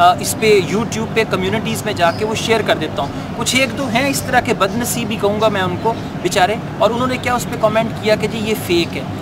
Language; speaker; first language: Urdu; native; Urdu